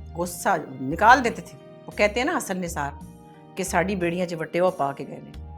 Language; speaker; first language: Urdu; non-native, local second language; Punjabi